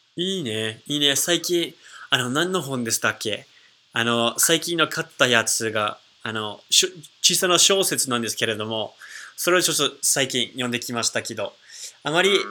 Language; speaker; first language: Japanese; non-native, fluent; English